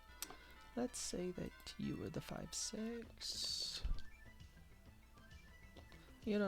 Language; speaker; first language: English; native; English